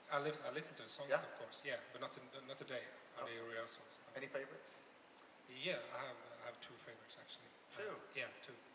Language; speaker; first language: English; non-native, fluent; Norwegian